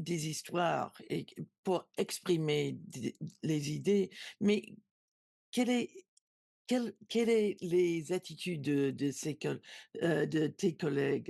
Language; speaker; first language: French; non-native, learner; English